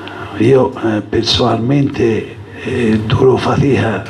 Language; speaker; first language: Italian; native; Italian